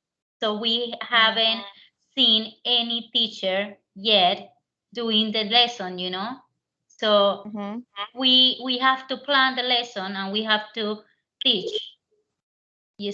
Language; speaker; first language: English; non-native, learner; Spanish